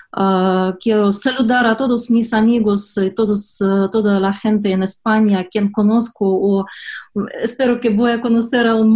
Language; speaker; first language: Spanish; non-native, fluent; Russian